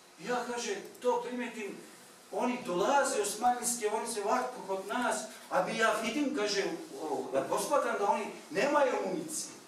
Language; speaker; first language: Bosnian; non-native, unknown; Turkish